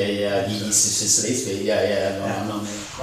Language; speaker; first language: Danish; non-native, learner; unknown